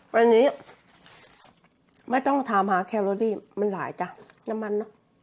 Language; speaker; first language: Thai; native; Thai